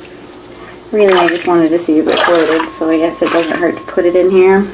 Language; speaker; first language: English; native; English